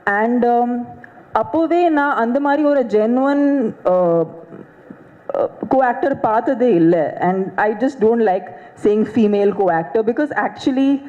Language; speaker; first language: Tamil; non-native, fluent; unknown